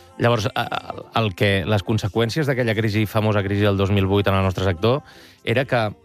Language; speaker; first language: Catalan; native; Catalan